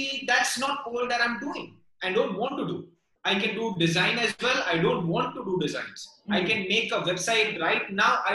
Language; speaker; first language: English; non-native, local second language; Gujarati